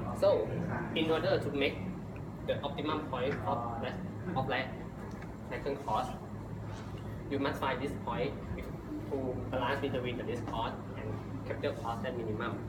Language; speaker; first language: English; non-native, learner; Thai